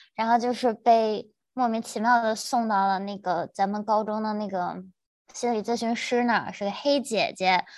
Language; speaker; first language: Chinese; native; Chinese